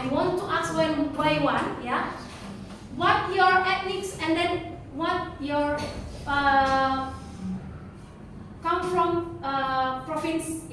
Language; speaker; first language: English; non-native, learner; Indonesian